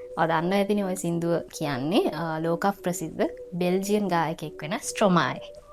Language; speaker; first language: Sinhala; native; Sinhala